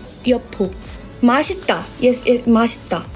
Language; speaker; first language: Korean; non-native, learner; Thai